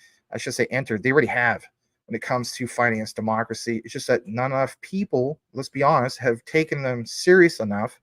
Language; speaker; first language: English; native; English